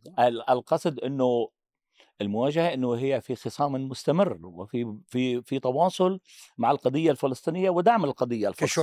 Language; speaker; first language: Arabic; native; Arabic